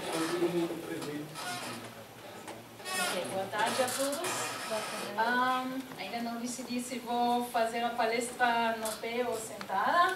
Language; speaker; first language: Portuguese; non-native, fluent; German